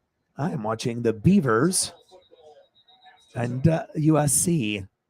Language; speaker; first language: English; native; English